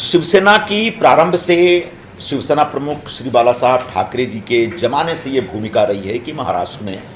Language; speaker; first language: Hindi; non-native, local second language; Marathi